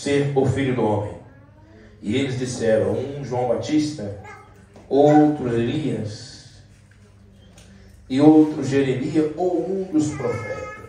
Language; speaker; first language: Portuguese; native; Portuguese